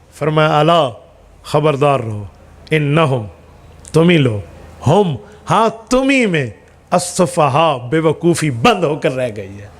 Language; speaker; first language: Urdu; non-native, local second language; Punjabi